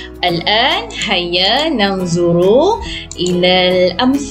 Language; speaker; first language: Arabic; non-native, fluent; Malay